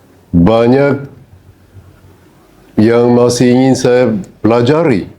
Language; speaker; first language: Indonesian; non-native, fluent; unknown